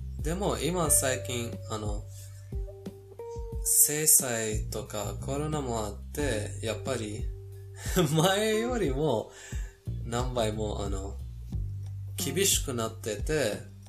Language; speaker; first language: Japanese; non-native, fluent; Persian